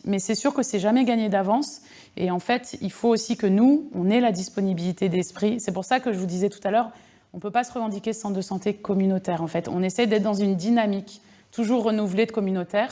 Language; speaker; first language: French; native; French